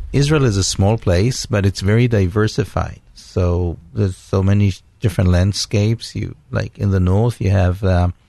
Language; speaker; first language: English; non-native, fluent; Hebrew